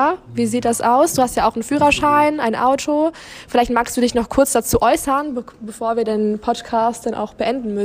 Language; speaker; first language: German; native; German